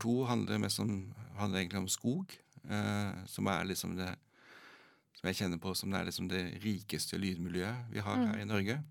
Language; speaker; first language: Norwegian; native; Norwegian